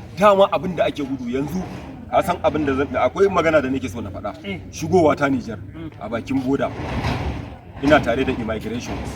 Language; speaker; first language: Hausa; non-native, local second language; Kanuri